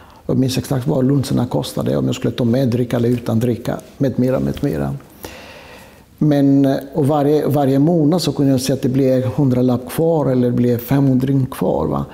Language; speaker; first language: Swedish; non-native, fluent; Greek